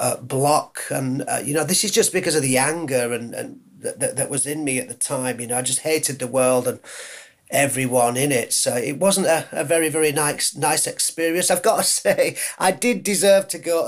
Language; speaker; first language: English; native; English